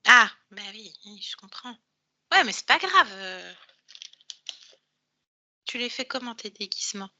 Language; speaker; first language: French; native; French